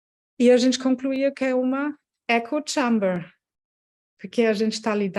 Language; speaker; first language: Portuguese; non-native, fluent; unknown